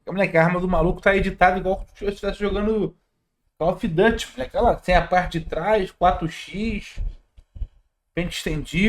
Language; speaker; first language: Portuguese; native; Portuguese